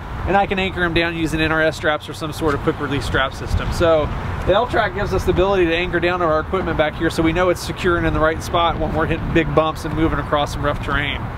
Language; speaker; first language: English; native; English